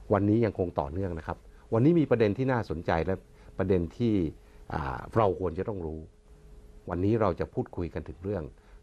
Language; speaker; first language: Thai; native; Thai